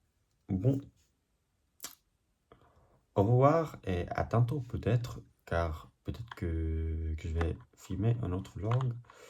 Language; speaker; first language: French; non-native, learner; English